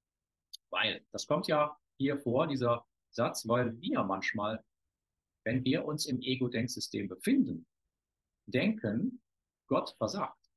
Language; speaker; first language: German; native; German